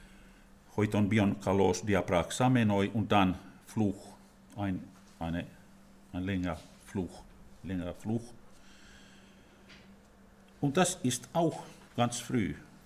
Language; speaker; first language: German; non-native, fluent; Finnish